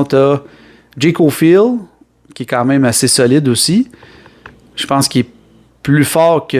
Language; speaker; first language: French; native; French